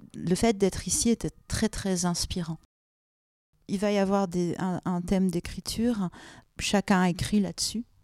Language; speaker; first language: French; native; French